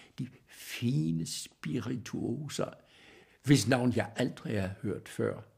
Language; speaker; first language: Danish; early bilingual, heritage; German